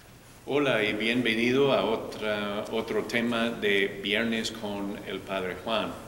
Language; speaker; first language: Spanish; non-native, fluent; English